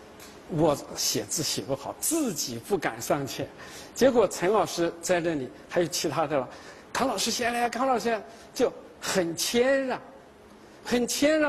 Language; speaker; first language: Chinese; native; Chinese